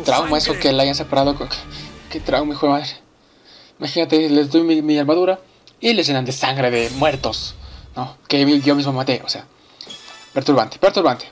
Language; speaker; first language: Spanish; native; Spanish